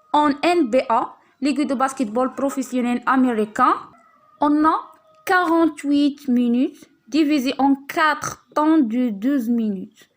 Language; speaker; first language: French; non-native, local second language; Arabic